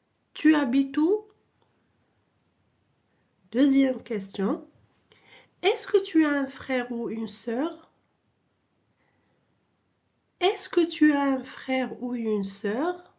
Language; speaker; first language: French; non-native, local second language; Arabic